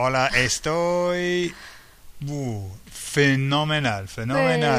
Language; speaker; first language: Spanish; non-native, fluent; English